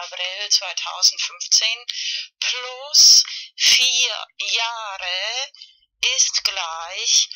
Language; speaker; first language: German; non-native, fluent; Spanish